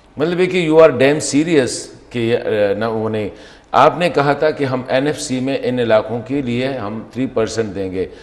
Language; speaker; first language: Urdu; non-native, local second language; Pashto